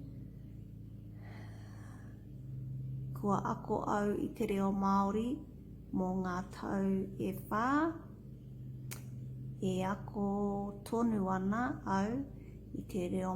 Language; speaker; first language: Māori; non-native, local second language; English